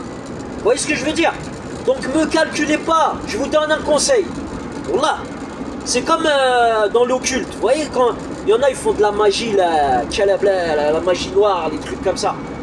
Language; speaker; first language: French; native; French